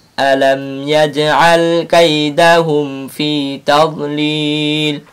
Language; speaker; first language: Arabic; non-native, learner; Bangla